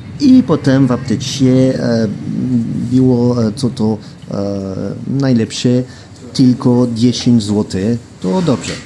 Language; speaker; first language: Polish; non-native, learner; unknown